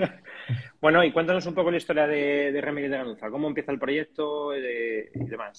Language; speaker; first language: Spanish; native; Spanish